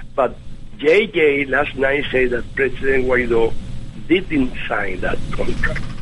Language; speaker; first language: English; non-native, fluent; Spanish